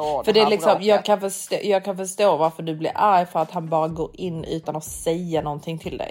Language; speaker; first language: Swedish; native; Swedish